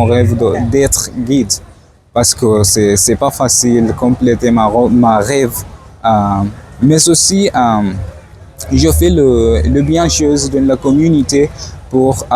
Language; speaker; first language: French; non-native, learner; Swahili